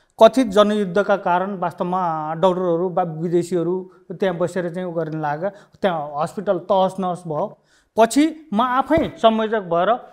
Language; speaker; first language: Nepali; native; Nepali